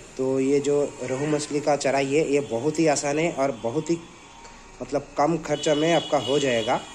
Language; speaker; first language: Hindi; non-native, local second language; Bangla